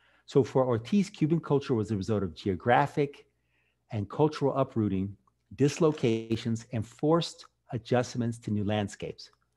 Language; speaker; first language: English; native; English